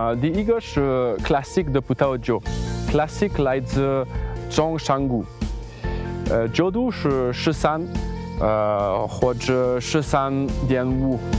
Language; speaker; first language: Chinese; non-native, learner; French